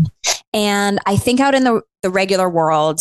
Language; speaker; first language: English; native; English